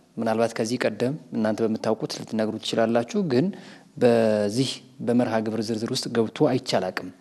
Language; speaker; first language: Amharic; native; Amharic